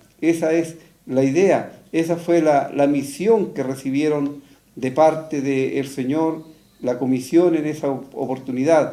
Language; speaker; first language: Spanish; native; Spanish